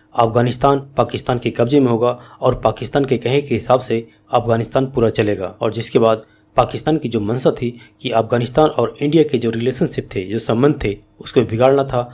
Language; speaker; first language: Urdu; native; Urdu